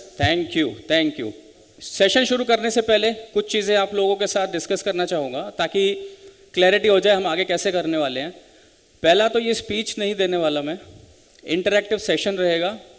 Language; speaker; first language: Hindi; native; Hindi